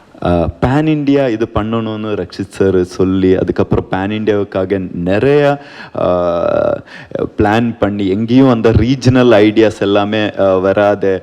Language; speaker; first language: Tamil; non-native, learner; Kannada